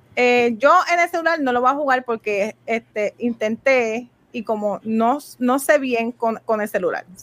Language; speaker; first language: Spanish; native; Spanish